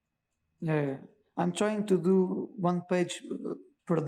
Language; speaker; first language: English; non-native, learner; Portuguese